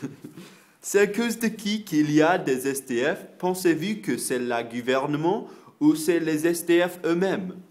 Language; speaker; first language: French; non-native, learner; English